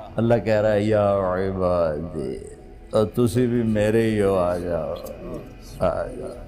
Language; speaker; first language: Urdu; non-native, local second language; Punjabi